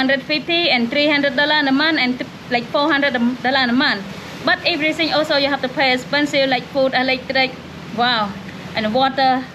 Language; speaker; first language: English; non-native, learner; Khmer